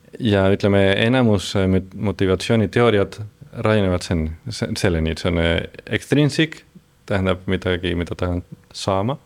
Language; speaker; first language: Estonian; non-native, fluent; Spanish